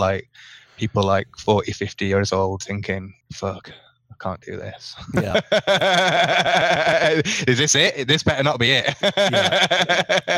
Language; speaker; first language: English; native; English